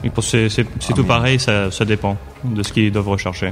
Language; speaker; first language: French; native; French